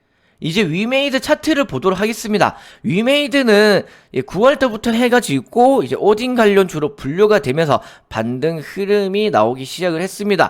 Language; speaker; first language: Korean; native; Korean